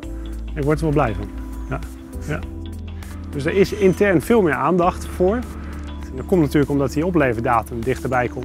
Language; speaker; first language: Dutch; native; Dutch